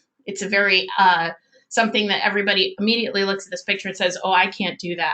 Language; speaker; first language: English; native; English